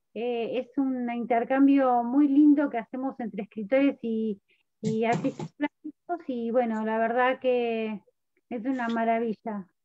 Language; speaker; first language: Spanish; native; Spanish